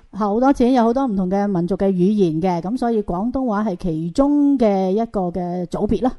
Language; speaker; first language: Cantonese; native; Cantonese